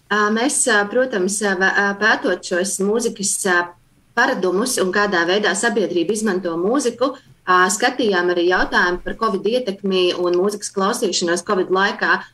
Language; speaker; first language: Latvian; native; Latvian